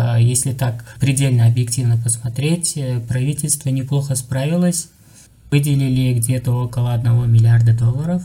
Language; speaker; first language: Russian; non-native, local second language; Uzbek